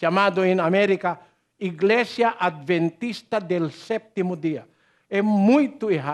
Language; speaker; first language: Portuguese; non-native, learner; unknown